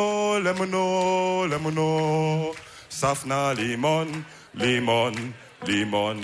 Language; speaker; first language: German; early bilingual, other home language; Wolof